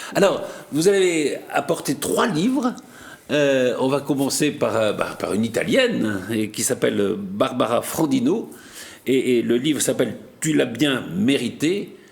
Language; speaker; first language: French; native; French